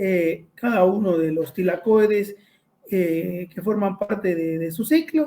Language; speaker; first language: Spanish; native; Spanish